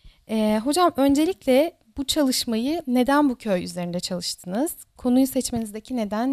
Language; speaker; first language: Turkish; native; Turkish